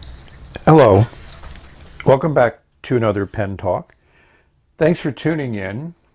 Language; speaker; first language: English; native; English